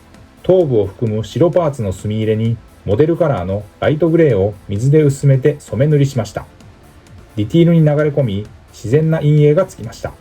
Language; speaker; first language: Japanese; native; Japanese